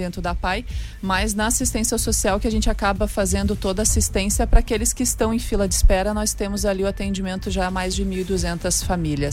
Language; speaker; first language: Portuguese; native; Portuguese